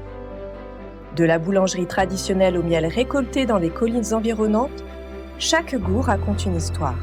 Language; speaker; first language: French; native; French